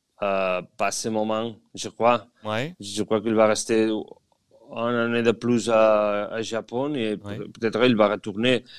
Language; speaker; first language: French; non-native, fluent; Spanish